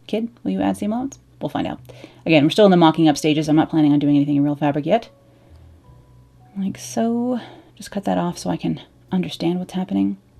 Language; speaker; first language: English; native; English